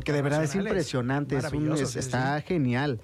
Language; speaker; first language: Spanish; native; Spanish